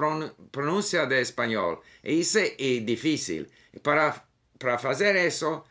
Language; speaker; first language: Portuguese; non-native, learner; English